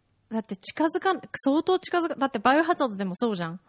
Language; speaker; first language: Japanese; native; Japanese